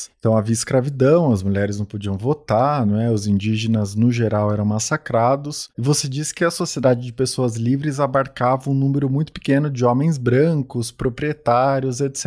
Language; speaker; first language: Portuguese; native; Portuguese